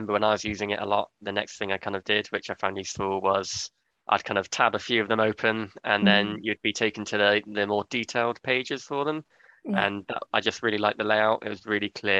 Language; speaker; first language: English; native; English